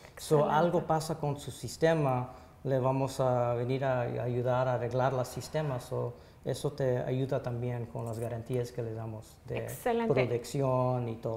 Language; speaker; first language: Spanish; early bilingual, heritage; Spanish